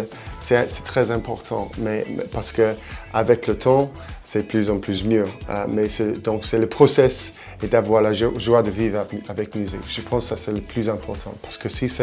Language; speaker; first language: French; non-native, fluent; English